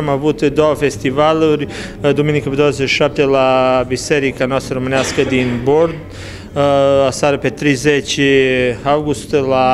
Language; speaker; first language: Romanian; early bilingual, heritage; Romanian